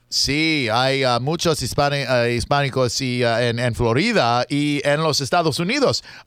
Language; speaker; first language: Spanish; non-native, learner; English